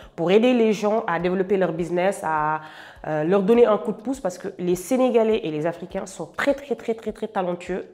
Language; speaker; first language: French; non-native, local second language; Wolof